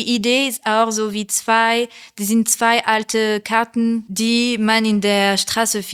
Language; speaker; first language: German; non-native, learner; French